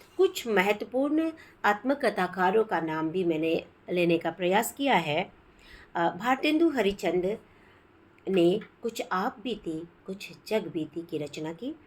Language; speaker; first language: Hindi; non-native, local second language; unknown